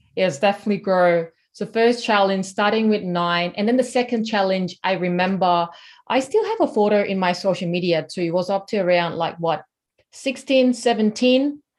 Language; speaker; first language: English; non-native, fluent; Korean